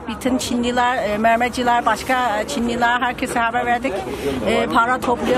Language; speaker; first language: Turkish; non-native, learner; Chinese